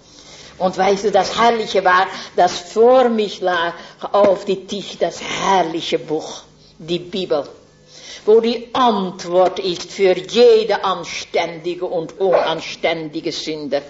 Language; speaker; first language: German; non-native, fluent; Dutch